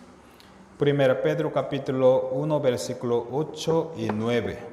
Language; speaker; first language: Spanish; non-native, fluent; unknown